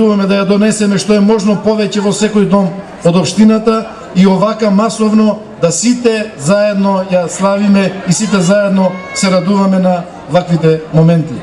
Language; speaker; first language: Macedonian; native; Macedonian